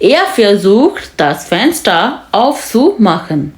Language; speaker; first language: German; non-native, fluent; Urdu